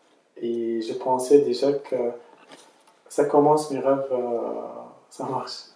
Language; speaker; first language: French; non-native, local second language; Arabic